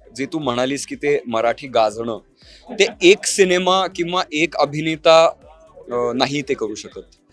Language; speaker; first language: Marathi; non-native, local second language; Malayalam